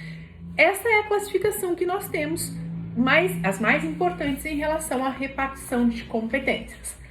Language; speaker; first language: Portuguese; native; Portuguese